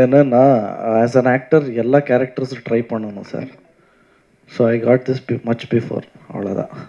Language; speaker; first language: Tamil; non-native, learner; Kannada